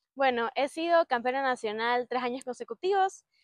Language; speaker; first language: Spanish; native; Spanish